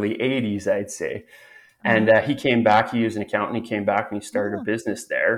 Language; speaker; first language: English; native; English